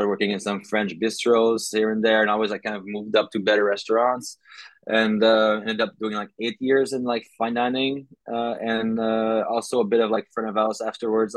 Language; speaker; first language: English; non-native, fluent; French